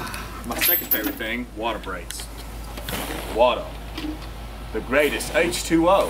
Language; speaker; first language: English; native; English